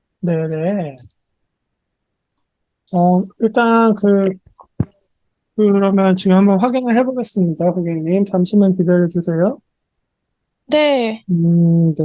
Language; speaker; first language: Korean; native; Korean